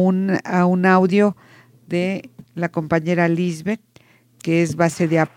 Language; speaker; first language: Spanish; native; Spanish